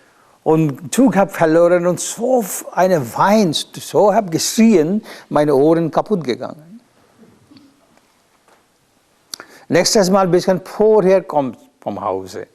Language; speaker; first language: German; non-native, learner; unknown